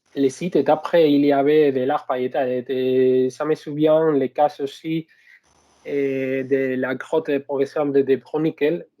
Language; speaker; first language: French; non-native, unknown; Spanish